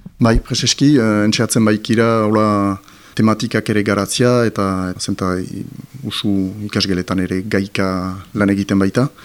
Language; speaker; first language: Basque; native; Basque